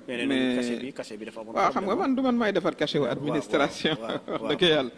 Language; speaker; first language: Wolof; native; Wolof